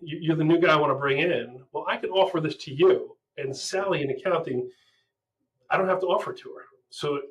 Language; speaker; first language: English; native; English